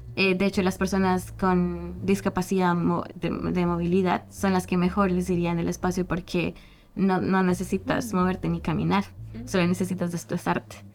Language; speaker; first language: Spanish; native; Spanish